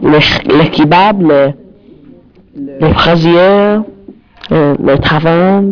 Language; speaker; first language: French; non-native, learner; English